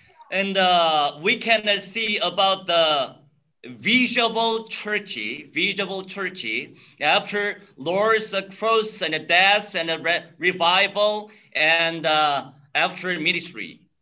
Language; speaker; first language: English; non-native, learner; Korean